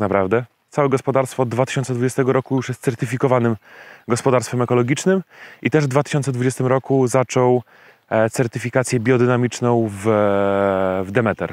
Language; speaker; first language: Polish; native; Polish